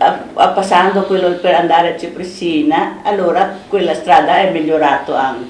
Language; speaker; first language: Italian; non-native, fluent; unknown